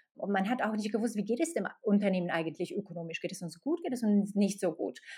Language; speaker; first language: German; non-native, fluent; Slovak